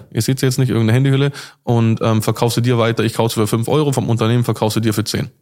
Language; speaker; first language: German; native; German